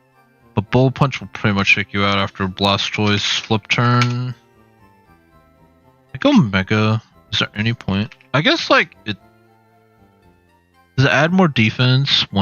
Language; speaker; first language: English; native; English